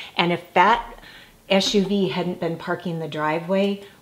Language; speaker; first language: English; native; English